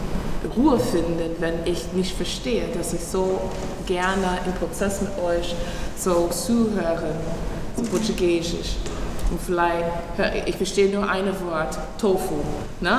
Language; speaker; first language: German; non-native, fluent; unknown